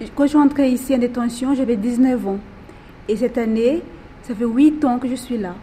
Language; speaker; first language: French; non-native, local second language; Malagasy